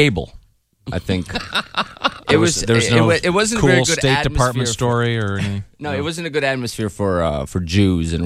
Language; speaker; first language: English; non-native, fluent; Ukrainian